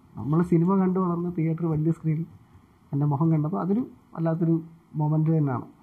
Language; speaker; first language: Malayalam; native; Malayalam